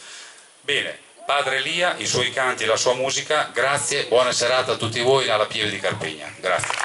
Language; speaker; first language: Italian; native; Italian